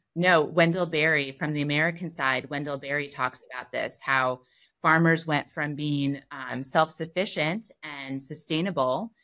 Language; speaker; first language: English; native; English